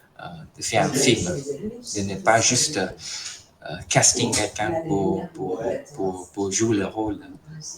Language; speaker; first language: French; non-native, fluent; Khmer